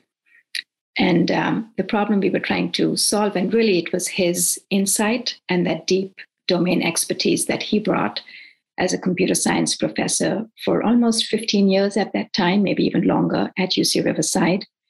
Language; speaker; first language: English; non-native, local second language; Hindi